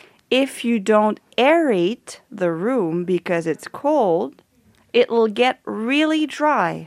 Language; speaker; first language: English; native; English